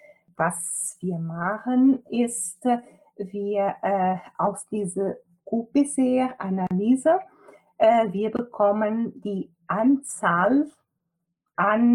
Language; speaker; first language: German; non-native, fluent; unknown